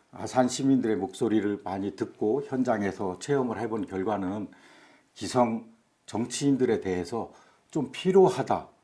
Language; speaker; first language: Korean; native; Korean